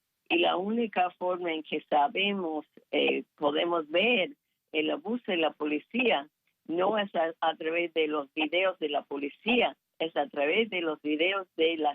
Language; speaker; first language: Spanish; non-native, fluent; English